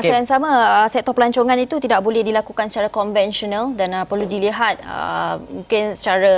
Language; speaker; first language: Malay; native; Malay